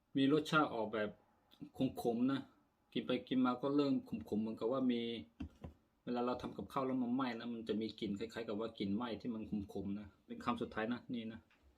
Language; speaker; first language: Thai; native; Thai